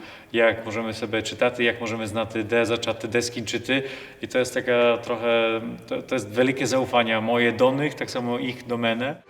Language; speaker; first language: Polish; non-native, local second language; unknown